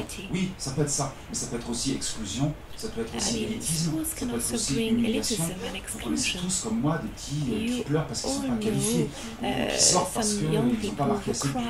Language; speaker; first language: French; native; French